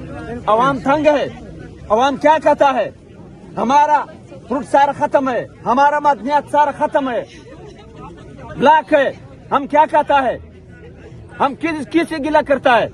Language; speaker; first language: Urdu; non-native, local second language; Pashto